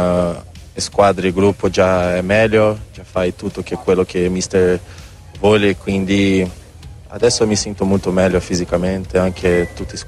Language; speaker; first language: Italian; non-native, learner; Portuguese